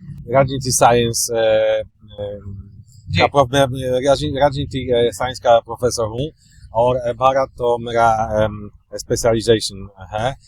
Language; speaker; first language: Hindi; non-native, learner; Polish